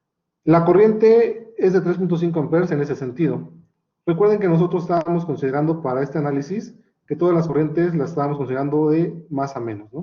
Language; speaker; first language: Spanish; native; Spanish